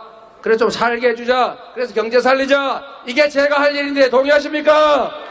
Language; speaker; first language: Korean; native; Korean